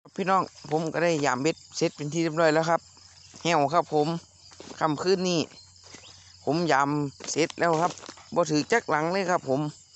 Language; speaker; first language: Thai; native; Thai